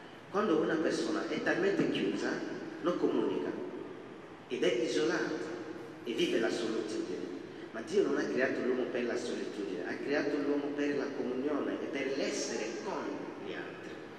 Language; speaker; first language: Italian; non-native, fluent; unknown